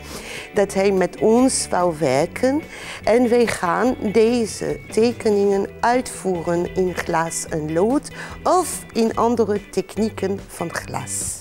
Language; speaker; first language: Dutch; non-native, fluent; French